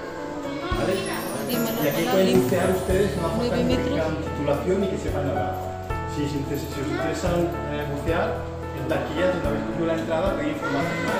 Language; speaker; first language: Spanish; native; Spanish